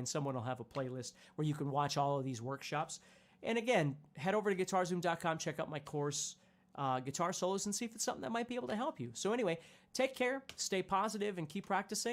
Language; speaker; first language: English; native; English